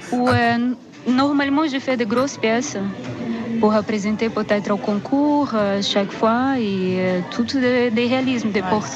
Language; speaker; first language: French; non-native, learner; Portuguese